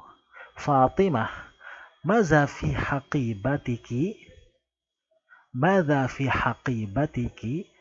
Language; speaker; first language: Arabic; non-native, fluent; Indonesian